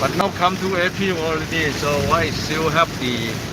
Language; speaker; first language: English; non-native, learner; Thai